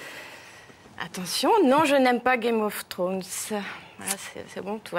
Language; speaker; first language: French; native; French